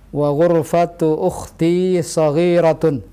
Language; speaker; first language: Arabic; non-native, fluent; Indonesian